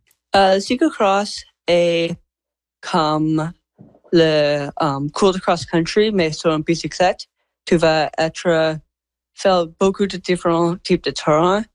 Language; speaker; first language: French; non-native, learner; English